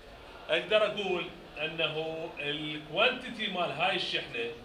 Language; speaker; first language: Arabic; native; Arabic